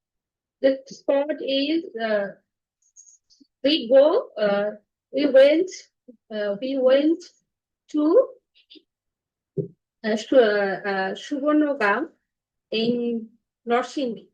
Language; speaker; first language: English; non-native, learner; Bangla